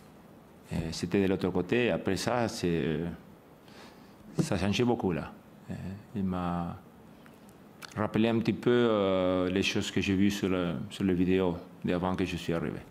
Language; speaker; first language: French; non-native, fluent; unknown